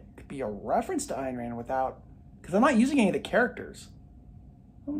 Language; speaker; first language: English; native; English